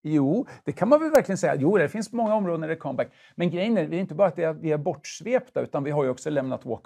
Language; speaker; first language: Swedish; native; Swedish